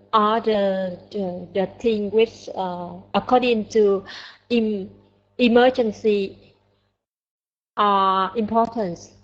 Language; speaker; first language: English; non-native, learner; Vietnamese